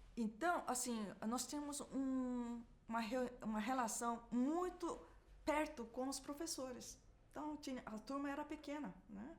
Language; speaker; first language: Portuguese; early bilingual, other home language; Japanese